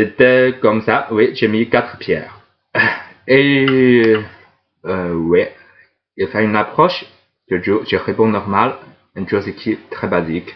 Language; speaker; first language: French; non-native, fluent; Chinese